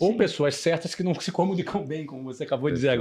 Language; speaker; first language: Portuguese; native; Portuguese